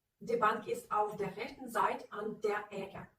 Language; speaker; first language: German; non-native, local second language; Ukrainian